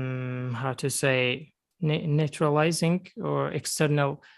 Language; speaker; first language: English; non-native, learner; Azerbaijani